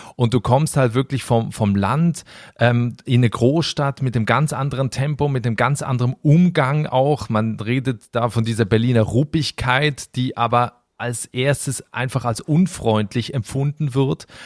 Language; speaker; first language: German; native; German